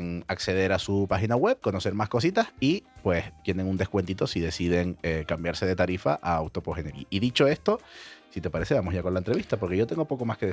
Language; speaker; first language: Spanish; native; Spanish